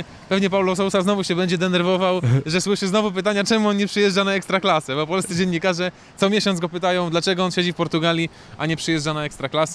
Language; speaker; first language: Polish; native; Polish